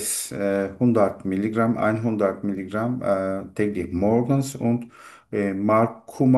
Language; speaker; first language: German; non-native, learner; Turkish